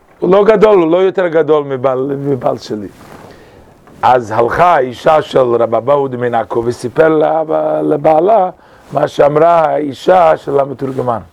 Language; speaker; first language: Hebrew; non-native, fluent; English